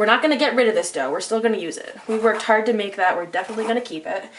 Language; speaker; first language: English; native; English